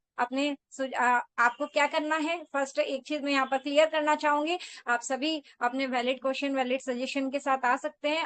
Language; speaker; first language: Hindi; native; Hindi